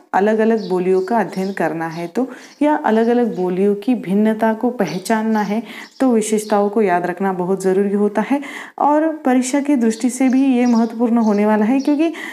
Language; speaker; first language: Hindi; non-native, local second language; Marathi